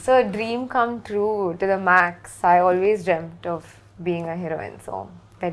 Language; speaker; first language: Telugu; non-native, learner; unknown